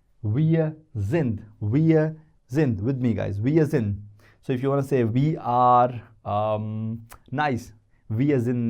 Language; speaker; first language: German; non-native, fluent; Hindi